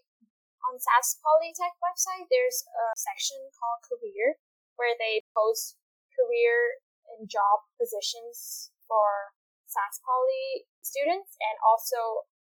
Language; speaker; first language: English; non-native, fluent; Vietnamese